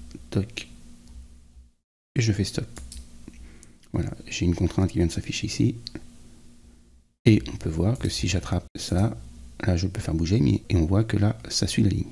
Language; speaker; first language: French; native; French